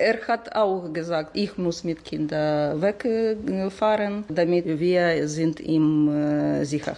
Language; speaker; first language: German; non-native, learner; Ukrainian